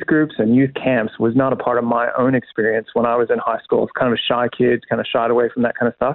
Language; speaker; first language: English; native; English